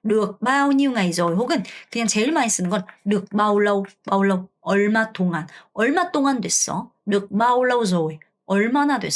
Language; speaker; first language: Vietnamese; non-native, fluent; Korean